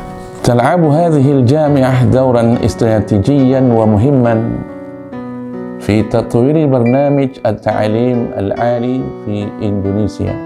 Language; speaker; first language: Arabic; non-native, fluent; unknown